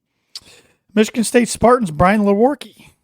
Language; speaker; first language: English; native; English